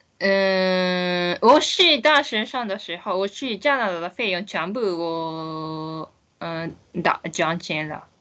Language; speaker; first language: Chinese; non-native, learner; Japanese